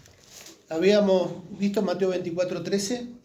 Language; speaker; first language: Spanish; native; Spanish